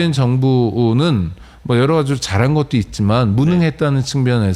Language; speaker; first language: Korean; native; Korean